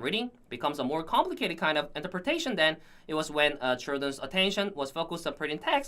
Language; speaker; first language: English; non-native, fluent; Korean